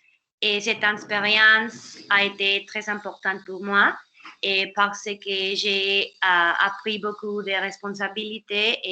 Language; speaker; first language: French; non-native, learner; Spanish